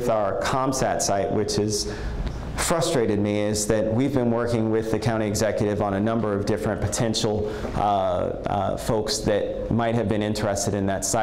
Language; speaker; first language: English; native; English